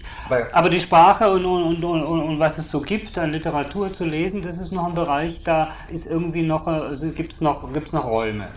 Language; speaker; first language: German; native; German